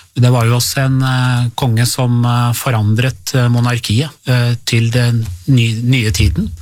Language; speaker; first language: Norwegian; early bilingual, other home language; Persian